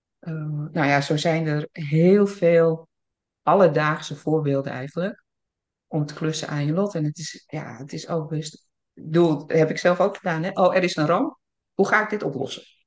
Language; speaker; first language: Dutch; early bilingual, other home language; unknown